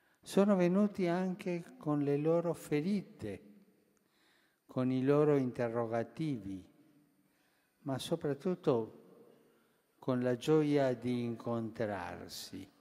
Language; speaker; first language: Italian; non-native, fluent; Spanish